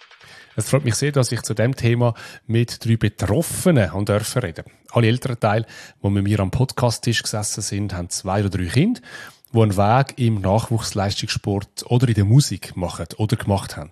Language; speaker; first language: German; native; German